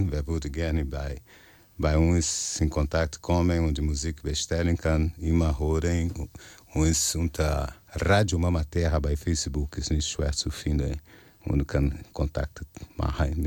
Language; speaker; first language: German; non-native, fluent; Portuguese